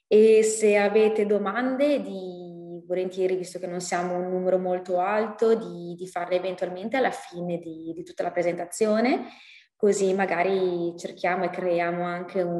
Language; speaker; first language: Italian; native; Italian